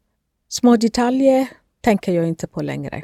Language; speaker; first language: Swedish; non-native, fluent; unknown